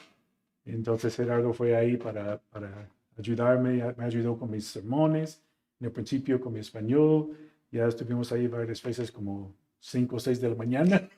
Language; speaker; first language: Spanish; non-native, fluent; English